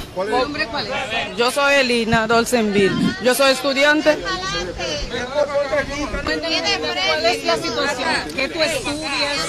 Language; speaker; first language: Spanish; non-native, learner; Haitian Creole